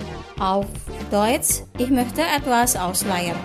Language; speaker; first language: German; non-native, fluent; Indonesian